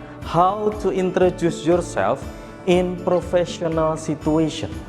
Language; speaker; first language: English; non-native, fluent; Indonesian